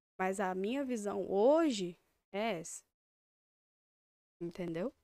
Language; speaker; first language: Portuguese; native; Portuguese